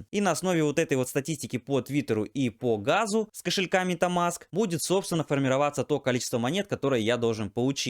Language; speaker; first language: Russian; native; Russian